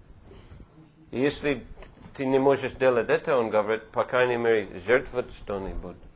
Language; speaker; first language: Russian; non-native, fluent; English